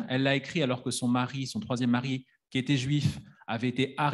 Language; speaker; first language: French; native; French